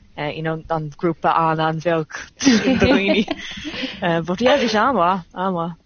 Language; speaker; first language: Irish; non-native, local second language; English